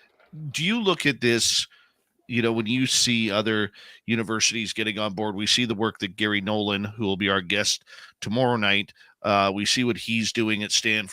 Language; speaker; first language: English; native; English